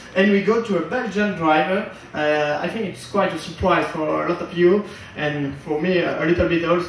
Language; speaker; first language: English; non-native, fluent; French